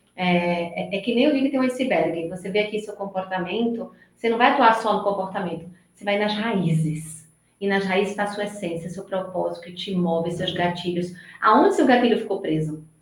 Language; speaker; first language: Portuguese; native; Portuguese